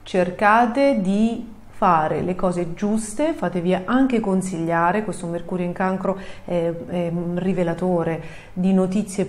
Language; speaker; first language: Italian; native; Italian